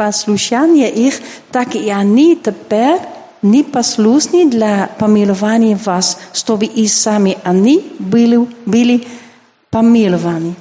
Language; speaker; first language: Russian; non-native, learner; Dutch